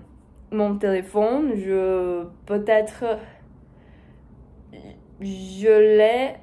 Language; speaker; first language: French; non-native, learner; Portuguese